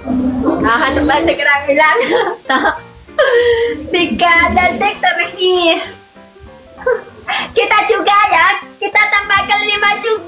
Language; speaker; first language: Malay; non-native, learner; Vietnamese